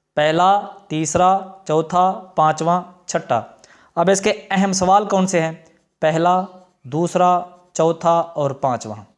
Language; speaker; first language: Urdu; non-native, local second language; Punjabi